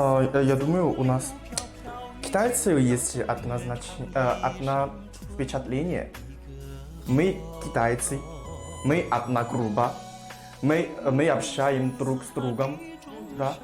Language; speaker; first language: Russian; non-native, learner; Chinese